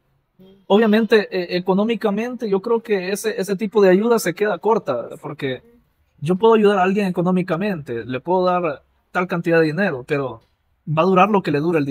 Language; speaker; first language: Spanish; native; Spanish